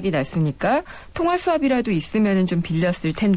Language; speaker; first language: Korean; native; Korean